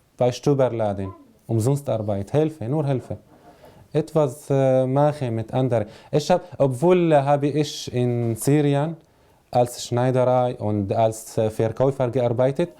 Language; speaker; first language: German; non-native, learner; Arabic